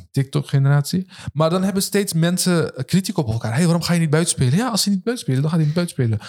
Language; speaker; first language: Dutch; early bilingual, other home language; Turkish